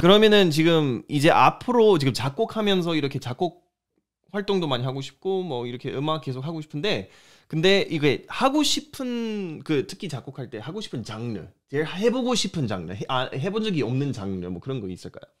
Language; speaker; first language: Korean; non-native, fluent; English